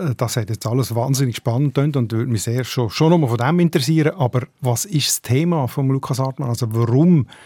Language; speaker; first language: German; native; German